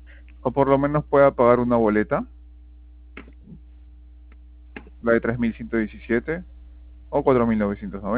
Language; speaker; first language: Spanish; native; Spanish